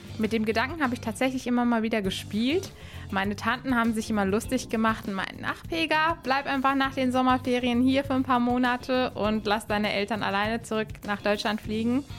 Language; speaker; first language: German; native; German